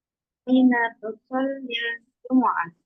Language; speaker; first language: Arabic; non-native, learner; Indonesian